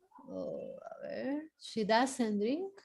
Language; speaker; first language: English; non-native, learner; Spanish